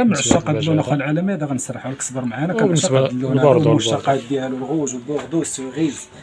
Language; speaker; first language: Arabic; native; Arabic